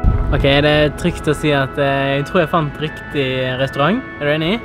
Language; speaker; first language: Norwegian; native; Norwegian